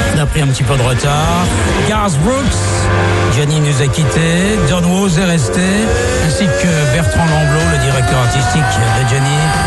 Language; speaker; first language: French; native; French